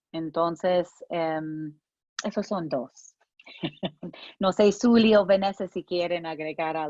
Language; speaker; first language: Spanish; non-native, fluent; English